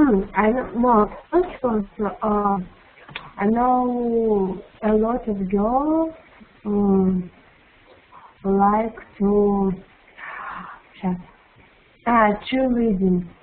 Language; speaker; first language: English; non-native, learner; Russian